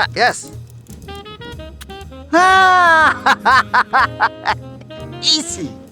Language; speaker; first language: English; non-native, fluent; Indonesian